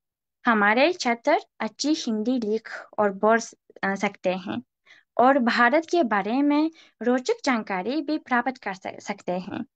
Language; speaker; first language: Hindi; non-native, fluent; Uzbek